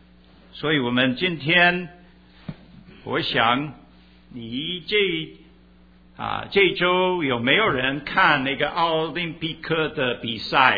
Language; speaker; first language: Chinese; early bilingual, heritage; Chinese